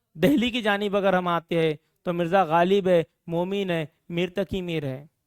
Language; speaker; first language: Urdu; native; Urdu